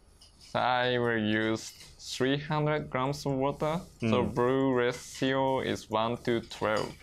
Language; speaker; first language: English; non-native, learner; Japanese